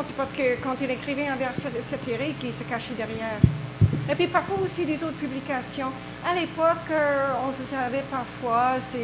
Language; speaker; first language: French; native; French